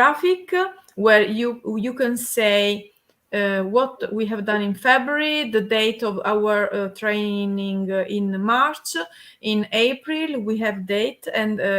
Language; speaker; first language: English; non-native, learner; Italian